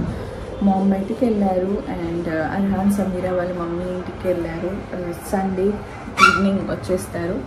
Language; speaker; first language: Telugu; non-native, local second language; Urdu